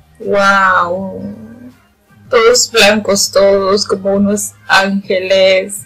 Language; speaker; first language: Spanish; native; Spanish